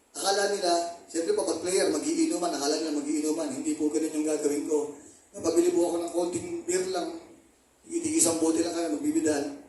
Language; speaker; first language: Filipino; native; Filipino